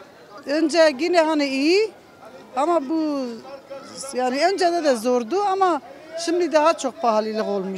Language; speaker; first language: Turkish; non-native, local second language; Kurdish